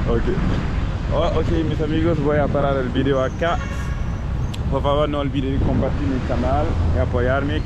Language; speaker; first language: Spanish; non-native, learner; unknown